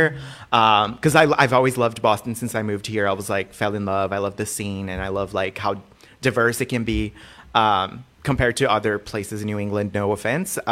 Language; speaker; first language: English; non-native, fluent; Portuguese